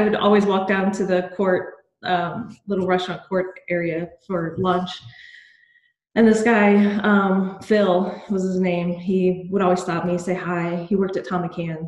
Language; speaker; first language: English; native; English